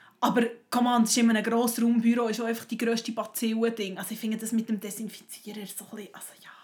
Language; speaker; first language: German; native; German